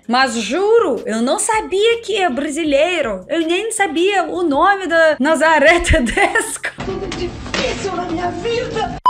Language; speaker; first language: Portuguese; non-native, fluent; Russian